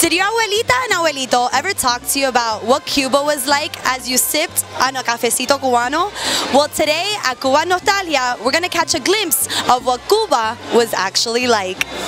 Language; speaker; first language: English; early bilingual, other home language; Spanish